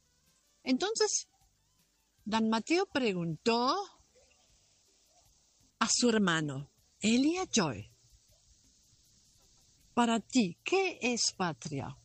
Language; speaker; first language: Spanish; non-native, local second language; German